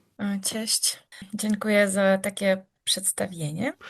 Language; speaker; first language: Polish; non-native, learner; Ukrainian